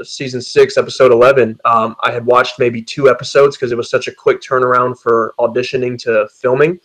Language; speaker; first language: English; native; English